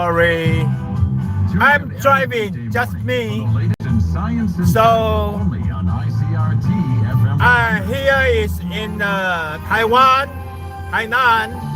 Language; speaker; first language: English; non-native, learner; Chinese